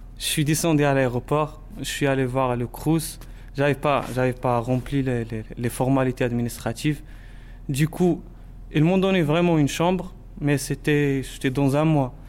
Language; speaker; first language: French; non-native, local second language; Arabic